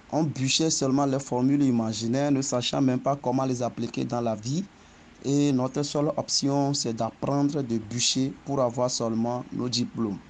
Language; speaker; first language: French; non-native, local second language; Ewe